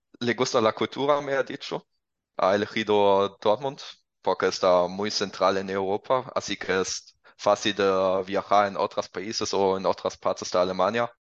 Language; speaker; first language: Spanish; non-native, learner; German